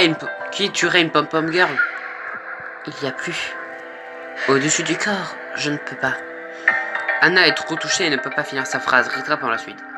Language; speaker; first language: French; native; French